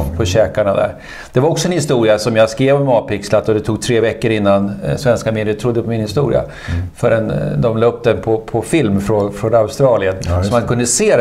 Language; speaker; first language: Swedish; native; Swedish